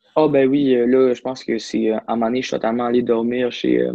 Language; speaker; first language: French; native; French